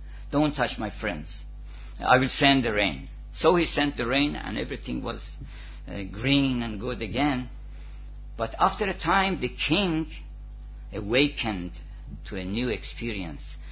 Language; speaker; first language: English; non-native, fluent; Persian